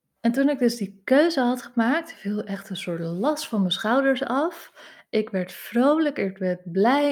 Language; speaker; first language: Dutch; native; Dutch